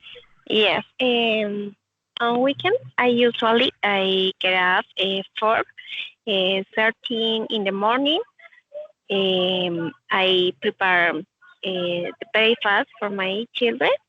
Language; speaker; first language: English; non-native, learner; Spanish